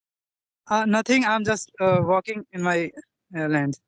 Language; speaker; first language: English; non-native, learner; Hindi